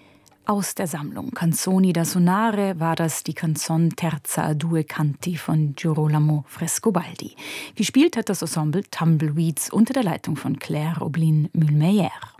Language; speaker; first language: German; native; German